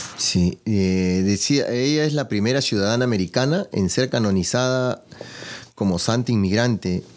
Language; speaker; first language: Spanish; native; Spanish